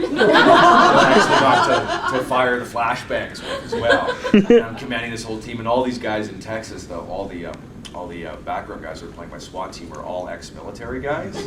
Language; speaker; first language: English; native; English